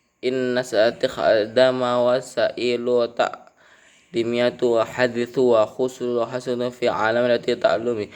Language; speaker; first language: Arabic; non-native, learner; Indonesian